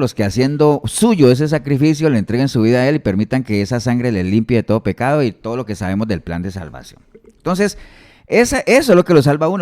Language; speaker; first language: Spanish; native; Spanish